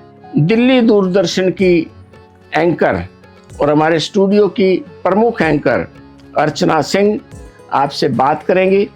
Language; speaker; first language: Hindi; native; Hindi